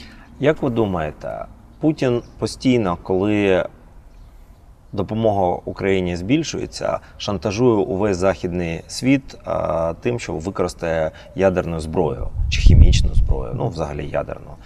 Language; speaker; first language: Ukrainian; native; Ukrainian